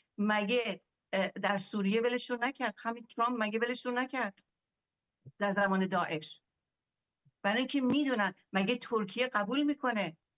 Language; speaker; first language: Persian; native; Persian